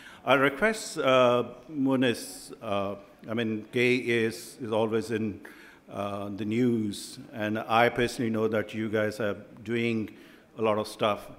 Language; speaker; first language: English; non-native, local second language; Urdu